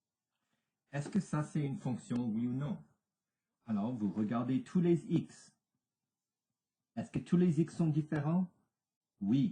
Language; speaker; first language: French; non-native, local second language; English